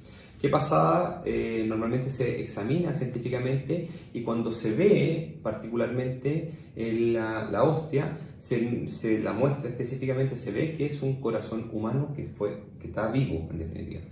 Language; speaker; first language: Spanish; native; Spanish